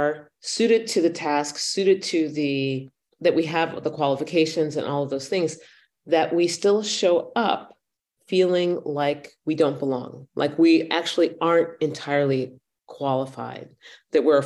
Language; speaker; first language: English; native; English